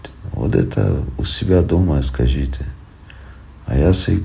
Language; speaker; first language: Russian; non-native, fluent; Persian